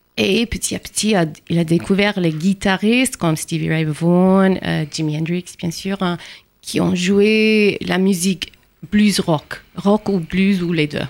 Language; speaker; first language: French; non-native, fluent; English